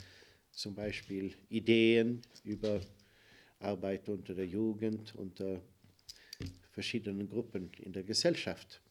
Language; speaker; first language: German; non-native, fluent; Swedish